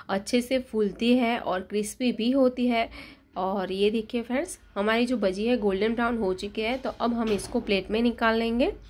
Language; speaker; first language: Hindi; non-native, local second language; Gujarati